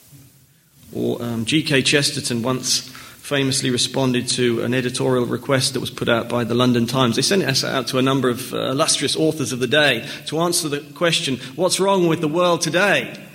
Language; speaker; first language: English; native; English